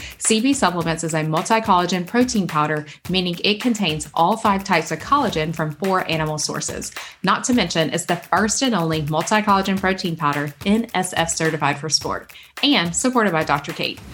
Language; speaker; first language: English; native; English